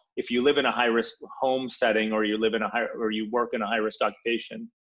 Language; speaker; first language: English; early bilingual, other home language; Polish